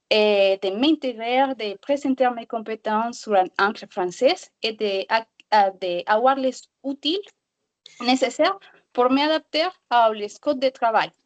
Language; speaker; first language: French; non-native, learner; Spanish